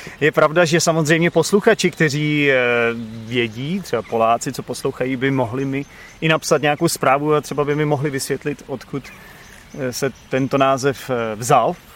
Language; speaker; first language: Czech; native; Czech